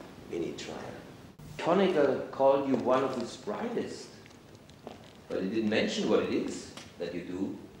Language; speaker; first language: English; non-native, fluent; German